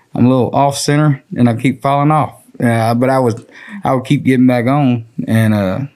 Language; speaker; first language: English; native; English